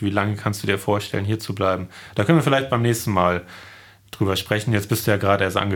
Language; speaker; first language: German; native; German